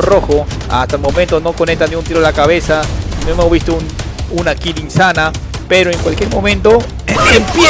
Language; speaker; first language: Spanish; native; Spanish